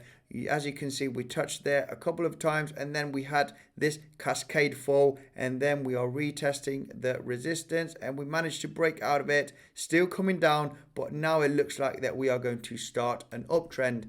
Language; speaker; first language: English; native; English